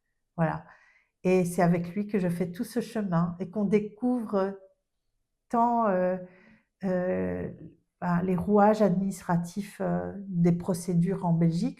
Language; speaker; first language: French; early bilingual, other home language; Albanian